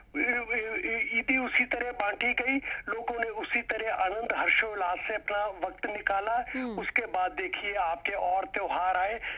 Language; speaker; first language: Hindi; native; Hindi